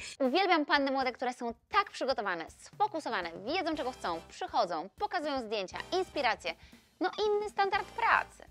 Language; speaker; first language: Polish; native; Polish